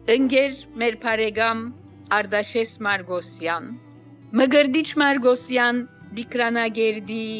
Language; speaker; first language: Armenian; native; Armenian